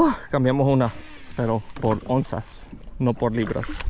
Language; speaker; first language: Spanish; early bilingual, heritage; Spanish